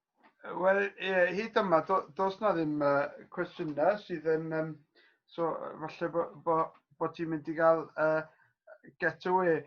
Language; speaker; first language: Welsh; native; Welsh